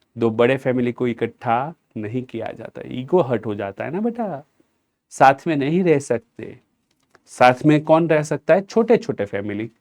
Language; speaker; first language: Hindi; non-native, local second language; Gujarati